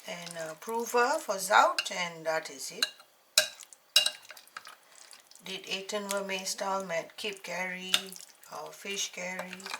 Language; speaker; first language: Dutch; non-native, learner; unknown